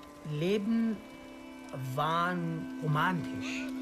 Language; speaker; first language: German; non-native, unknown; Persian